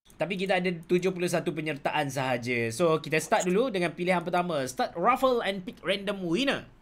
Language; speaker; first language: Malay; native; Malay